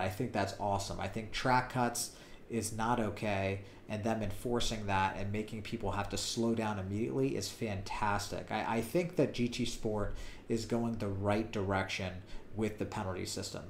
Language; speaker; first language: English; native; English